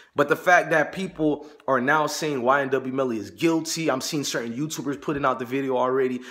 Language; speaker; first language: English; native; English